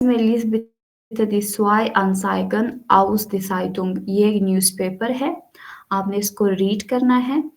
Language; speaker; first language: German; non-native, learner; Urdu